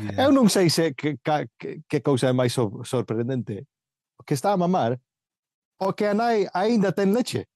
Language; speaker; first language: Galician; early bilingual, heritage; Galician